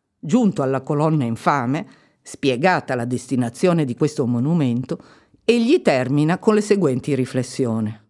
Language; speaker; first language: Italian; native; Italian